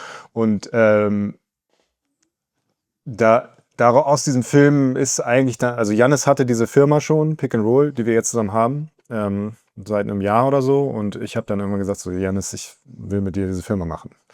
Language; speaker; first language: German; native; German